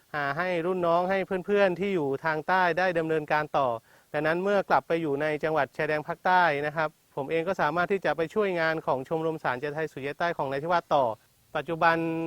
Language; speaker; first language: Thai; non-native, local second language; Malay